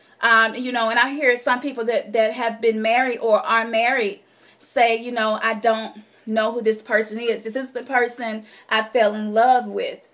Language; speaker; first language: English; native; English